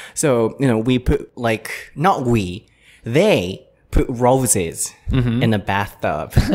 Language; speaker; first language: English; non-native, fluent; Japanese